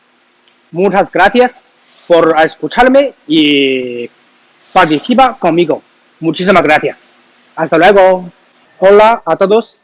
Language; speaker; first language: Spanish; non-native, learner; Chinese